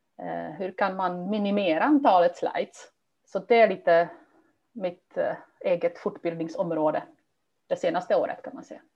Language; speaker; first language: Swedish; non-native, fluent; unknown